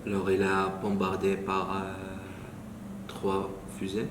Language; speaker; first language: French; non-native, learner; Arabic